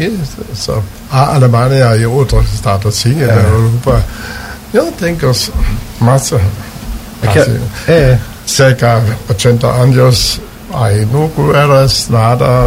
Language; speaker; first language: Portuguese; non-native, learner; German